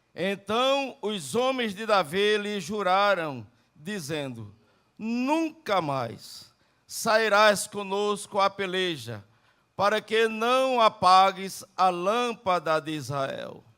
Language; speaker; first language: Portuguese; native; Portuguese